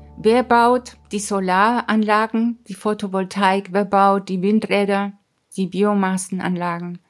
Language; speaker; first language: German; non-native, fluent; Spanish